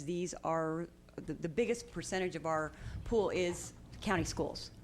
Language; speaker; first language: English; native; English